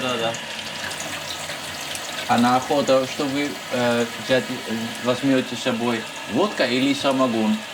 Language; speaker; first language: Russian; non-native, fluent; Dutch